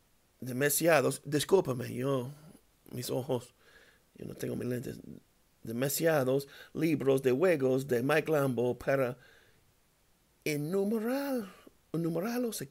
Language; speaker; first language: Spanish; non-native, learner; English